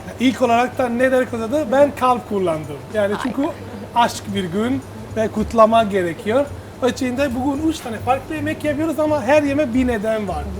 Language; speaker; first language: Turkish; non-native, learner; Italian